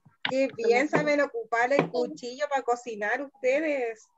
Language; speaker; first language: Spanish; native; Spanish